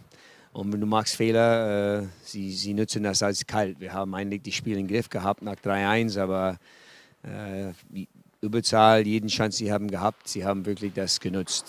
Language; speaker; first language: German; non-native, fluent; English